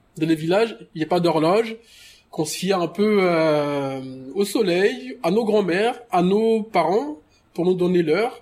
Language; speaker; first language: French; early bilingual, other home language; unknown